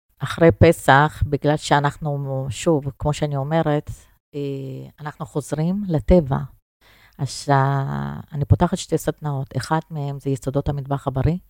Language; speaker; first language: Hebrew; non-native, fluent; Russian